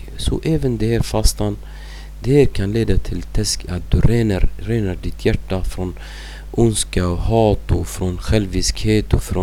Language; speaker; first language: Swedish; non-native, fluent; Arabic